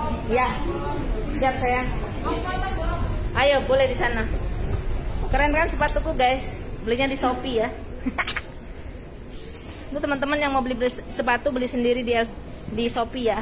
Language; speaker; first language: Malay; non-native, local second language; Javanese